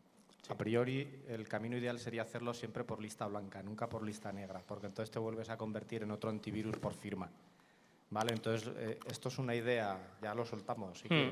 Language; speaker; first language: Spanish; native; Spanish